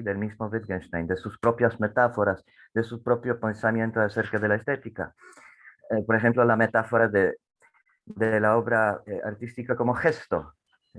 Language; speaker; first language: Spanish; non-native, fluent; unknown